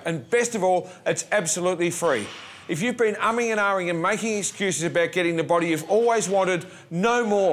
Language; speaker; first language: English; native; English